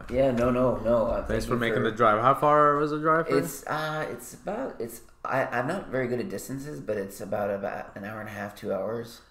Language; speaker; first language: English; native; English